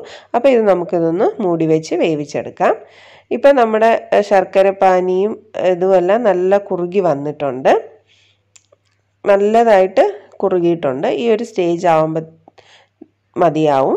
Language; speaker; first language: Malayalam; native; Malayalam